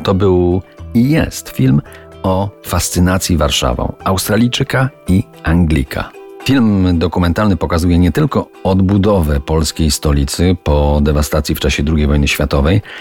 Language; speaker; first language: Polish; native; Polish